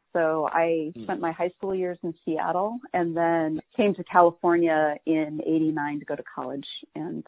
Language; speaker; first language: English; native; English